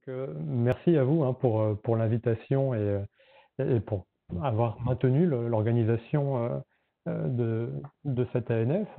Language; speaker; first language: French; native; French